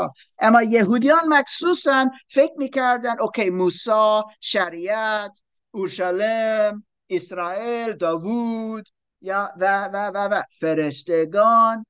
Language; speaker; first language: Persian; non-native, learner; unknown